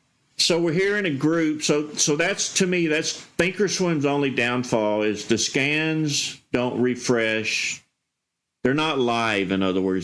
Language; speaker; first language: English; native; English